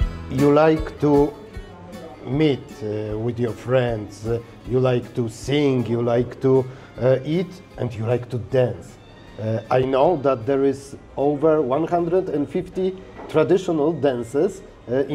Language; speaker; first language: English; non-native, fluent; Polish